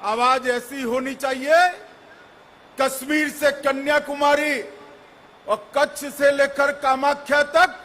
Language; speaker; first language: Hindi; non-native, local second language; Telugu